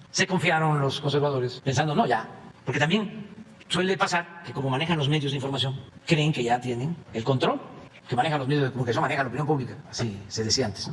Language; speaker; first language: Spanish; native; Spanish